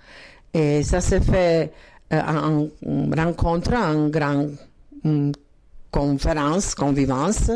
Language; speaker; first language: French; non-native, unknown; Croatian